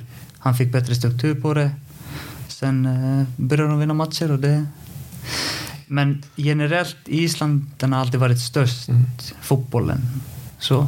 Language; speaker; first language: Swedish; non-native, fluent; Icelandic